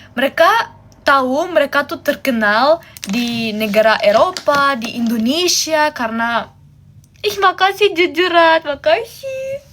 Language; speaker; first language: Indonesian; non-native, fluent; German